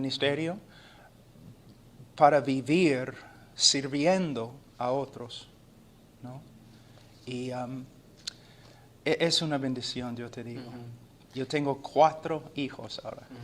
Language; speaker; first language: Spanish; non-native, fluent; English